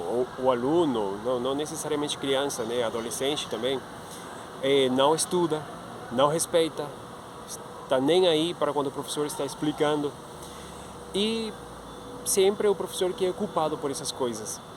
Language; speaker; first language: Portuguese; non-native, fluent; Spanish